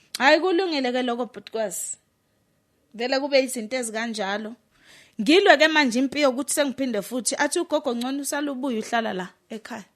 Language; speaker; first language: Zulu; native; Zulu